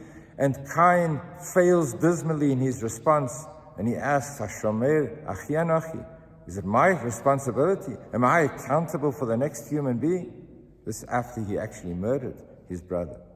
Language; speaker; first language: English; native; English